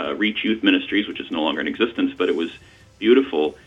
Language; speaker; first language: English; native; English